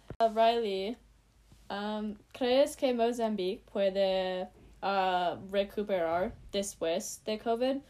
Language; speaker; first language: Spanish; non-native, learner; English